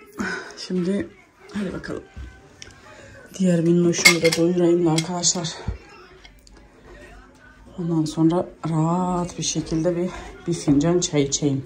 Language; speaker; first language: Turkish; native; Turkish